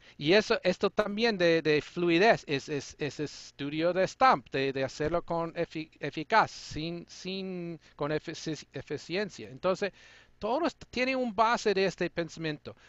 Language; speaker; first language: Spanish; non-native, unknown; English